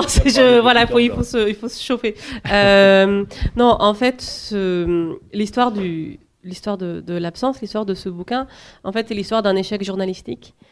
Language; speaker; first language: French; native; French